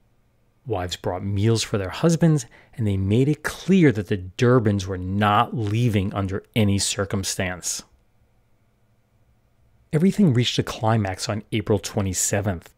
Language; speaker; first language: English; native; English